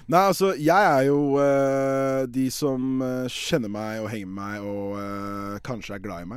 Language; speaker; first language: Norwegian; native; Norwegian